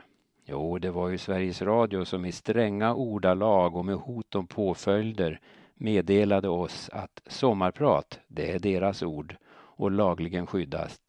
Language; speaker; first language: Swedish; native; Swedish